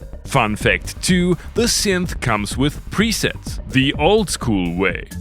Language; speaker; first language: English; non-native, fluent; German